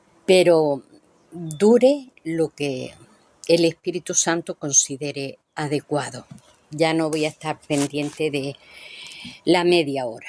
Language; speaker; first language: Spanish; native; Spanish